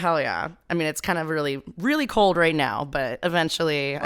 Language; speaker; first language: English; native; English